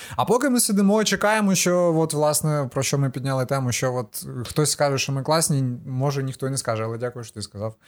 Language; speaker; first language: Ukrainian; non-native, local second language; Russian